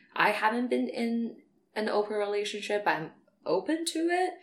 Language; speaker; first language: English; non-native, fluent; Chinese